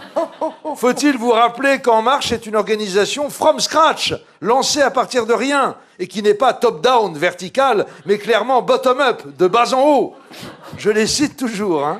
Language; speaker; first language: French; native; French